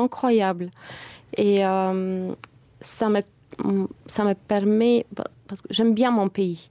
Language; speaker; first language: French; non-native, fluent; Bulgarian